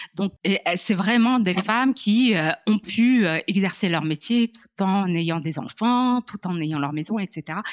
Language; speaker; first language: French; non-native, local second language; Arabic